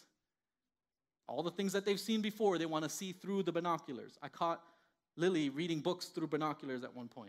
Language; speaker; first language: English; early bilingual, other home language; Spanish